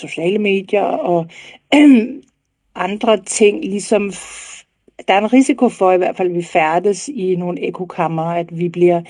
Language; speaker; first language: Danish; native; Danish